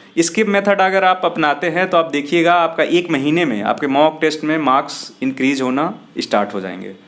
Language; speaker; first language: Hindi; native; Hindi